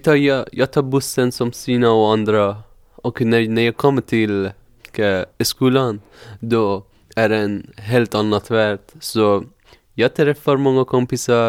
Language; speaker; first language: Swedish; non-native, fluent; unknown